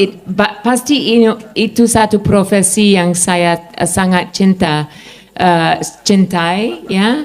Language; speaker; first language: Indonesian; non-native, fluent; English